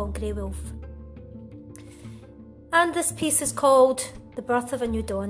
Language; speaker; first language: English; native; English